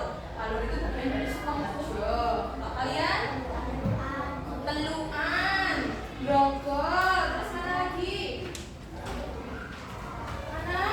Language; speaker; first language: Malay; non-native, local second language; Javanese